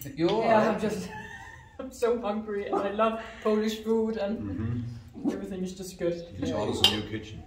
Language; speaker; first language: English; non-native, fluent; Hungarian